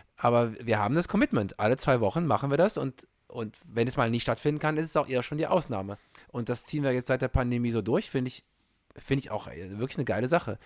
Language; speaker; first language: German; native; German